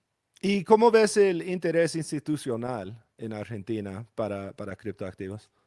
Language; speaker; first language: Spanish; non-native, fluent; English